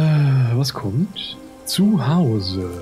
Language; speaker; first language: German; native; German